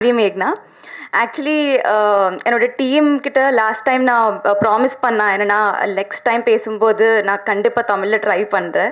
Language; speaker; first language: Tamil; non-native, learner; Telugu